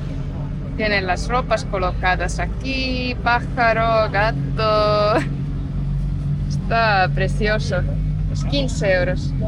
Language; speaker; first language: Spanish; non-native, fluent; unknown